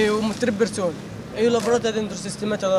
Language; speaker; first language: Italian; non-native, learner; Arabic